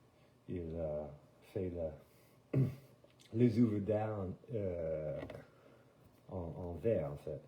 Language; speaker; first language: French; non-native, fluent; English